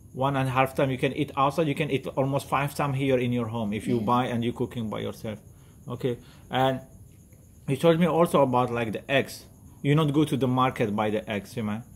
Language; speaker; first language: English; non-native, learner; French